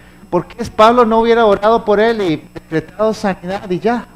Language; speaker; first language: Spanish; native; Spanish